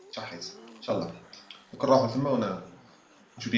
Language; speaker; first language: Arabic; native; Arabic